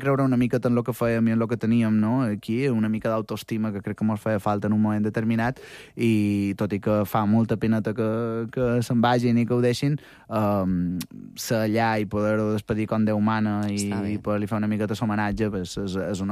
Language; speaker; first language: Catalan; native; Catalan